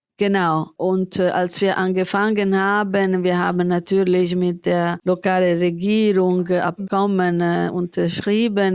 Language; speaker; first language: German; non-native, fluent; Italian